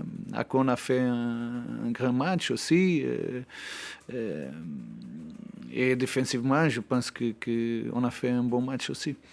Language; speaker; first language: French; non-native, learner; Portuguese